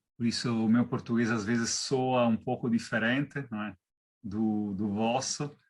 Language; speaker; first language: Portuguese; non-native, fluent; Italian